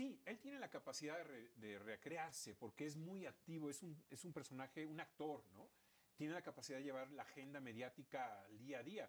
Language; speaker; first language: Spanish; native; Spanish